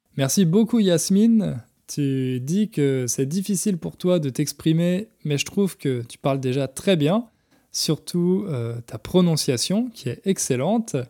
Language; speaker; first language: French; native; French